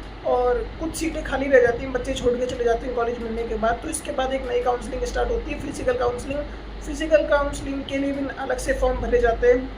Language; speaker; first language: Hindi; native; Hindi